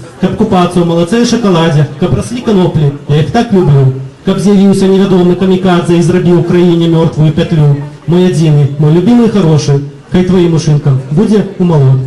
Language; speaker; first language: Belarusian; native; Belarusian